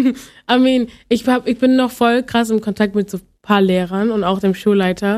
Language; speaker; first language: German; native; German